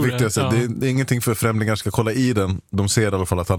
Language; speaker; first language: Swedish; native; Swedish